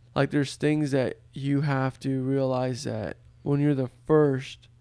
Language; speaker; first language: English; early bilingual, other home language; Spanish